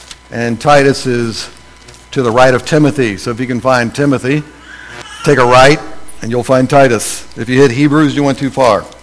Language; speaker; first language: English; native; English